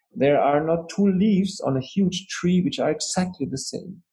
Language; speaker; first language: English; non-native, fluent; German